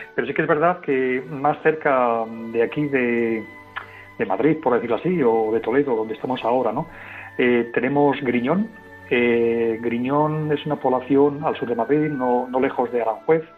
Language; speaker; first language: Spanish; native; Spanish